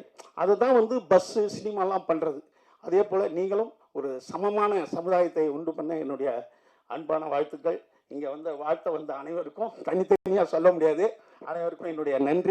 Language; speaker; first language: Tamil; native; Tamil